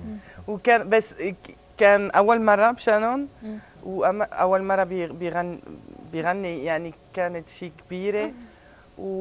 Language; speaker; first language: Arabic; early bilingual, heritage; Arabic